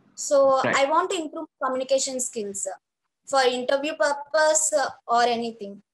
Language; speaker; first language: English; non-native, local second language; Telugu